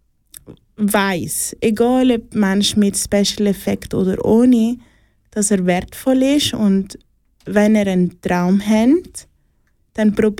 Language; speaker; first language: German; native; German